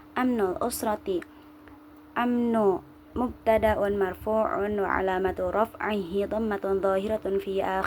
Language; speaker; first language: Arabic; non-native, learner; Indonesian